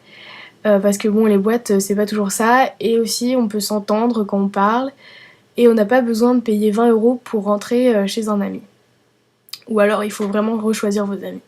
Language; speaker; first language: French; early bilingual, other home language; Vietnamese